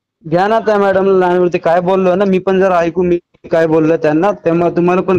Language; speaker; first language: Marathi; non-native, fluent; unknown